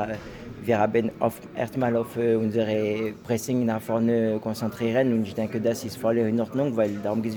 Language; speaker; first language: German; non-native, fluent; French